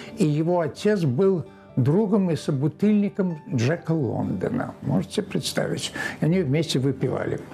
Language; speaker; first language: Russian; native; Russian